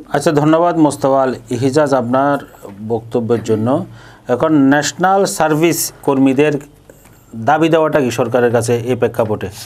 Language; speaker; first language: Bangla; native; Bangla